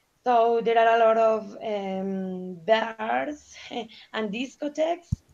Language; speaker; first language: English; non-native, learner; Spanish